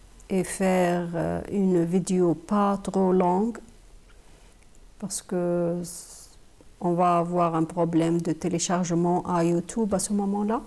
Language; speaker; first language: French; non-native, fluent; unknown